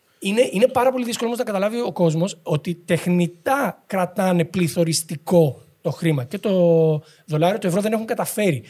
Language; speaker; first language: Greek; native; Greek